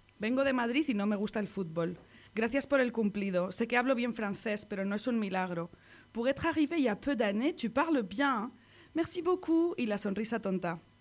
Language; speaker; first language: Spanish; native; Spanish